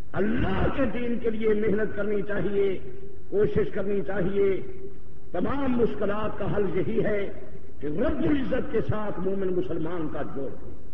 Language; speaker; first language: Urdu; non-native, local second language; Saraiki